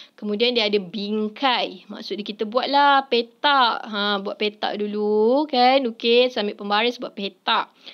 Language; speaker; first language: Malay; native; Malay